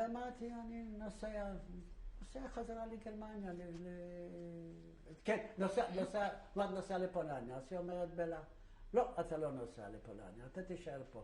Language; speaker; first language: Hebrew; non-native, fluent; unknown